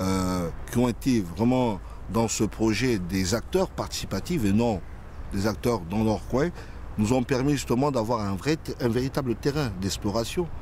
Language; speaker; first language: French; native; French